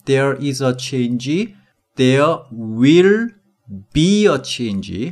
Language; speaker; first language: English; non-native, fluent; Korean